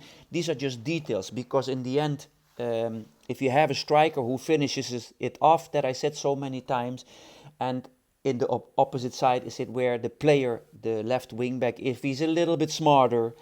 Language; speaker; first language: English; non-native, fluent; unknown